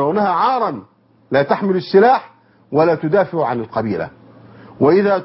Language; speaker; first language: Arabic; native; Arabic